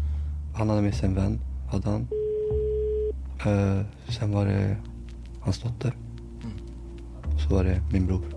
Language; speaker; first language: Swedish; early bilingual, other home language; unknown